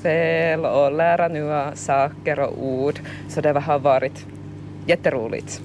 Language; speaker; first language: Swedish; non-native, local second language; Finnish